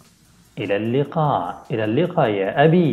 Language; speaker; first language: Arabic; non-native, fluent; Indonesian